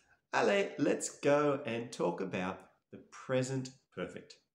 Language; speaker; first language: English; native; English